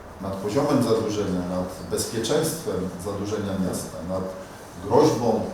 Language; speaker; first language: Polish; native; Polish